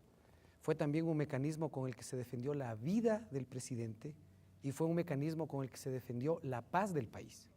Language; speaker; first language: Spanish; native; Spanish